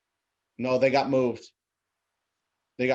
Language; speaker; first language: English; native; English